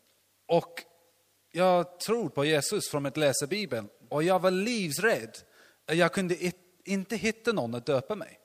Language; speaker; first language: Swedish; non-native, learner; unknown